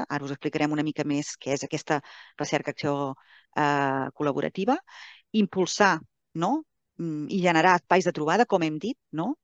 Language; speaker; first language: Catalan; native; Catalan